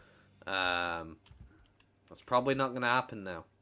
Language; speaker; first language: English; native; English